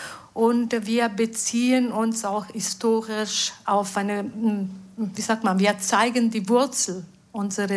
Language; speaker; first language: German; non-native, fluent; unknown